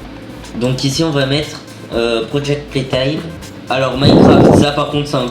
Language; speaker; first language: French; native; French